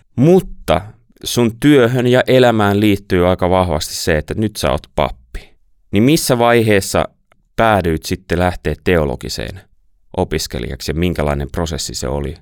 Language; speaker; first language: Finnish; native; Finnish